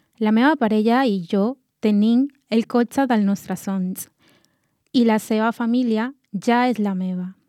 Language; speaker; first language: Catalan; non-native, learner; Spanish